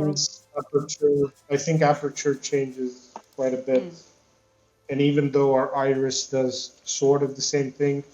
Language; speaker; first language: English; non-native, fluent; Romanian